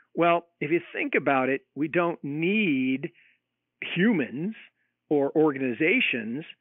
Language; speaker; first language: English; native; English